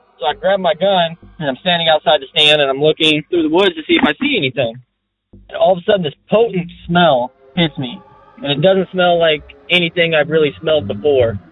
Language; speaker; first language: English; native; English